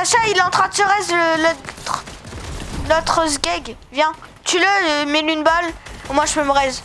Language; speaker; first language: French; native; French